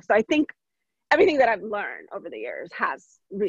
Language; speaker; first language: English; non-native, local second language; Gujarati